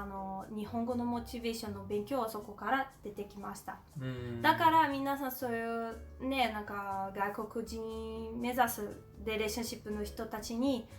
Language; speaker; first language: Japanese; non-native, learner; Portuguese